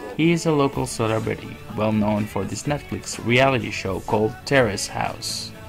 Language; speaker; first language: English; non-native, local second language; Filipino